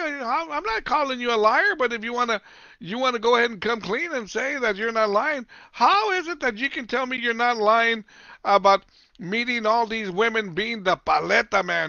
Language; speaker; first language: English; native; English